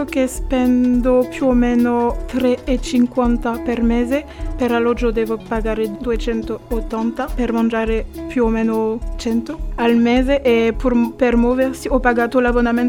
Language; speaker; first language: Italian; non-native, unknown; French